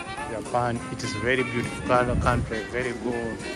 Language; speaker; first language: English; non-native, local second language; Ganda